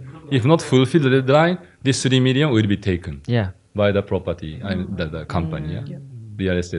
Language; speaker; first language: English; non-native, learner; Japanese